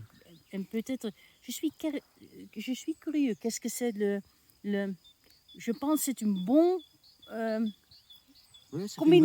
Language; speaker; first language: French; non-native, learner; Dutch